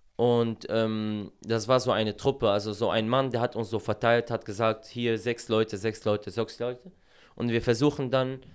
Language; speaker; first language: German; non-native, fluent; Arabic